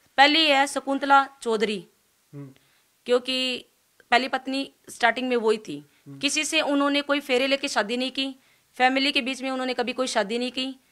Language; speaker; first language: Hindi; native; Hindi